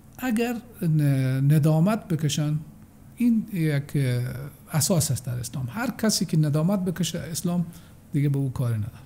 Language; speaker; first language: Persian; native; Persian